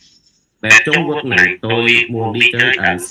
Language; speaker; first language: Vietnamese; non-native, learner; Khmer